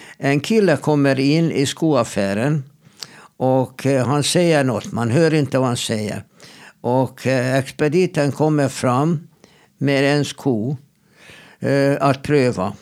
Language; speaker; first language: Swedish; non-native, fluent; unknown